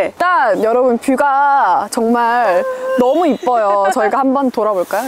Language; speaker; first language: Korean; native; Korean